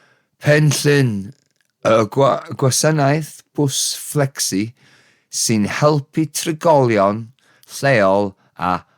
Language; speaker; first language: Welsh; non-native, learner; English